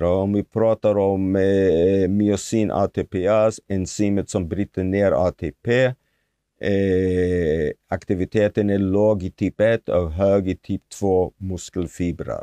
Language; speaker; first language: Swedish; non-native, fluent; Hebrew